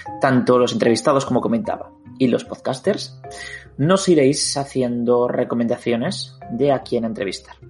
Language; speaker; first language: Spanish; native; Spanish